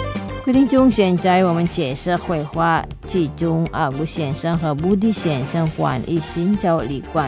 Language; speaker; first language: Chinese; non-native, fluent; Indonesian